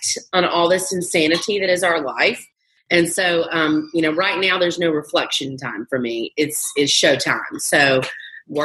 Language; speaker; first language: English; native; English